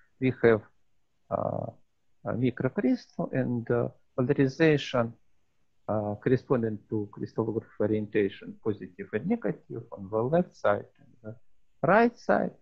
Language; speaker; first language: English; non-native, learner; Russian